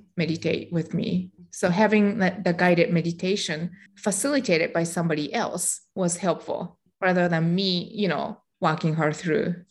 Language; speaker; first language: English; non-native, fluent; Japanese